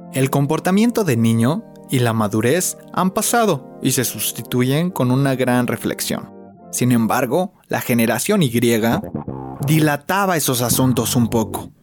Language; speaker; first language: Spanish; native; Spanish